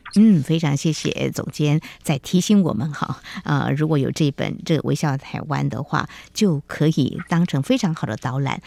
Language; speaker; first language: Chinese; native; Chinese